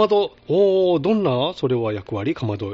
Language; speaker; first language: Japanese; native; Japanese